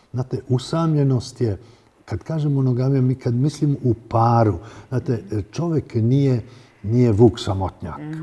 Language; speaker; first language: Serbian; native; Serbian